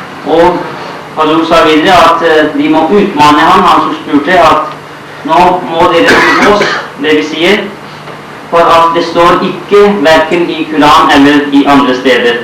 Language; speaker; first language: Norwegian; non-native, fluent; Urdu